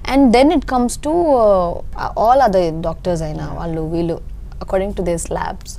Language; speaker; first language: Telugu; early bilingual, heritage; Telugu